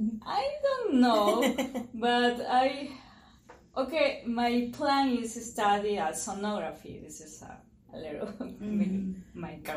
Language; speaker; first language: English; non-native, learner; Spanish